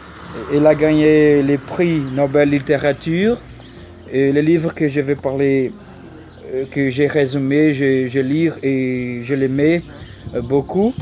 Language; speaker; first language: French; non-native, learner; Portuguese